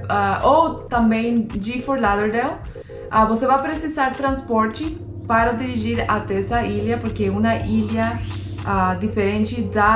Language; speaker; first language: Portuguese; non-native, fluent; Spanish